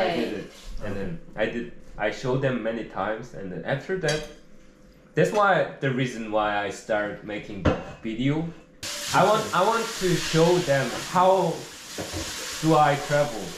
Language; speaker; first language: English; non-native, learner; Korean